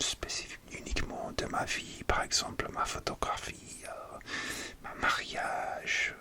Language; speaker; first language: French; non-native, learner; English